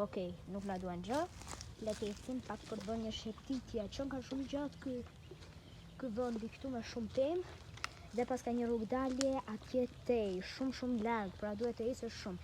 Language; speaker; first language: Albanian; early bilingual, heritage; Albanian